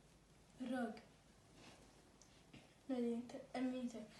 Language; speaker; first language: Swedish; early bilingual, other home language; Somali